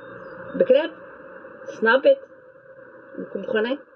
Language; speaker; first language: Dutch; non-native, learner; French